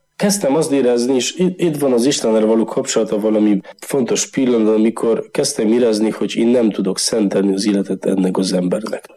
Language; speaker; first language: Hungarian; non-native, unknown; Polish